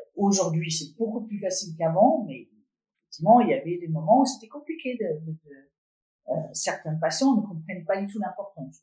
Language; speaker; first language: French; non-native, fluent; Danish